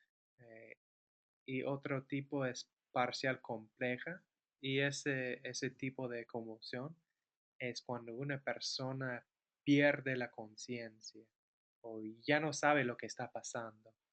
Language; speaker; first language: Spanish; non-native, fluent; English